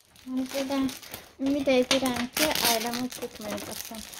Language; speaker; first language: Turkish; non-native, learner; Azerbaijani